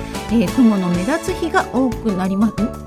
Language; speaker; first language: Japanese; native; Japanese